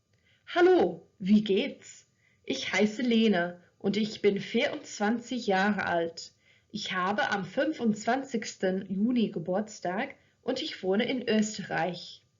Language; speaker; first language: German; non-native, fluent; English